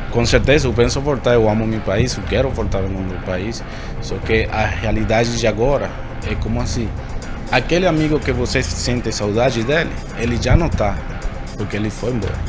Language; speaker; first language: Portuguese; non-native, fluent; Spanish